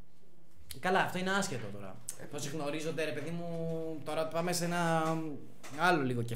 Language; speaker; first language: Greek; native; Greek